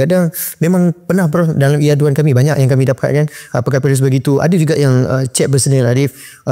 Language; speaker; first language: Malay; native; Malay